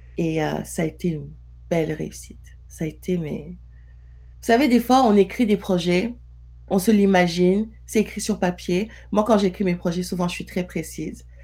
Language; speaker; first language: French; non-native, local second language; Wolof